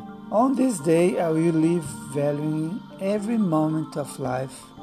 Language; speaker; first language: English; non-native, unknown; Portuguese